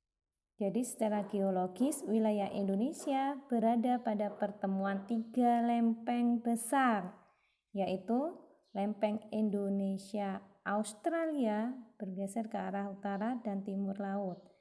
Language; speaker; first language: Indonesian; native; Indonesian